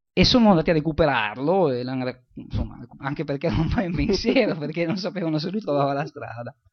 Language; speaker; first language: Italian; native; Italian